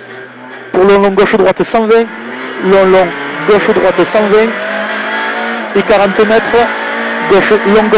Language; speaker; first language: French; native; French